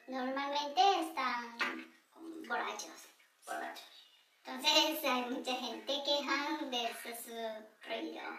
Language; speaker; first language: Spanish; non-native, learner; Japanese